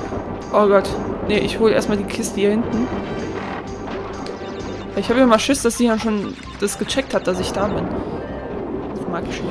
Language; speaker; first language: German; native; German